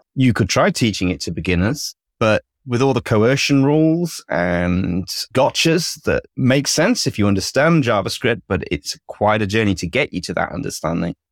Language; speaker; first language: English; native; English